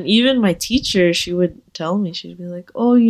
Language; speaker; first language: English; native; English